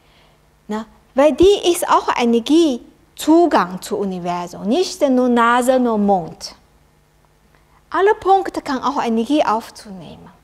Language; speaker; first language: German; non-native, learner; Chinese